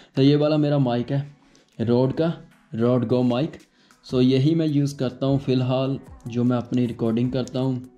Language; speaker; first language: Hindi; native; Hindi